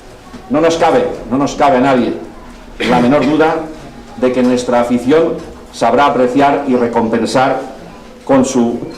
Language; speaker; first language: Spanish; native; Spanish